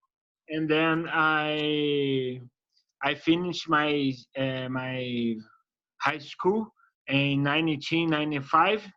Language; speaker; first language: English; non-native, learner; Portuguese